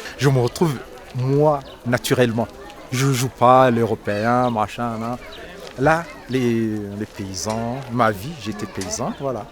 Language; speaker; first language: French; non-native, local second language; Rundi